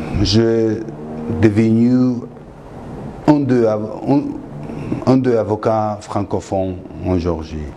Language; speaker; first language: French; non-native, fluent; Georgian